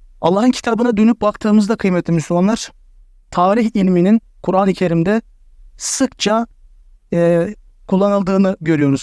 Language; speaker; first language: Turkish; native; Turkish